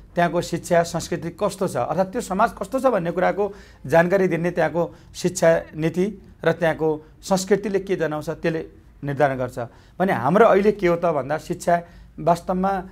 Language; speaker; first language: Nepali; native; Nepali